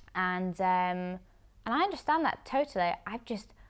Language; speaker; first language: English; native; English